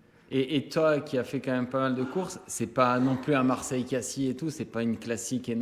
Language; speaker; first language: French; native; French